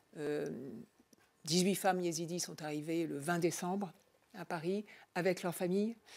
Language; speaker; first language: French; native; French